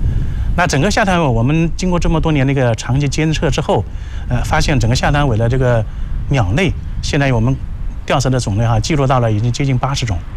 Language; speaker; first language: Chinese; native; Chinese